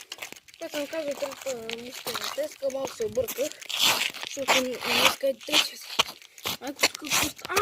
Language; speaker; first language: Bulgarian; native; Bulgarian